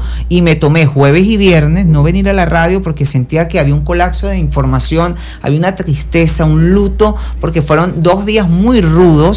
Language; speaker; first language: Spanish; native; Spanish